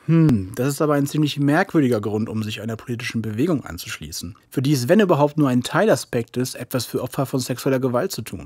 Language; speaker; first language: German; native; German